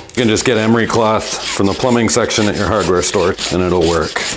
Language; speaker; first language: English; native; English